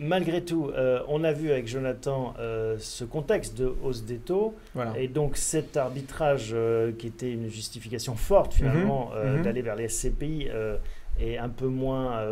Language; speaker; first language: French; native; French